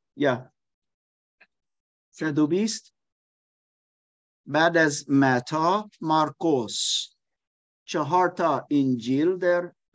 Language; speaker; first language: Persian; non-native, learner; German